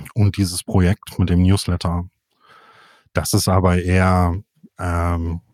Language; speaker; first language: German; native; German